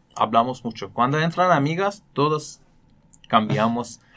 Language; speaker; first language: Spanish; non-native, learner; Persian